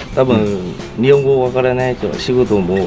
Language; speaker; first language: Japanese; non-native, learner; Vietnamese